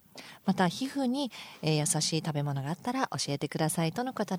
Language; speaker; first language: Japanese; native; Japanese